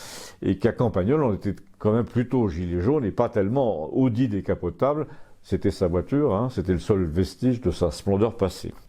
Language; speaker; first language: French; native; French